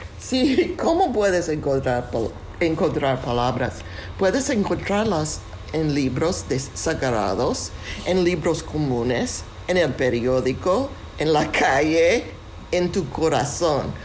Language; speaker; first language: Spanish; non-native, fluent; English